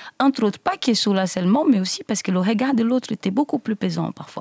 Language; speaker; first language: French; non-native, fluent; Portuguese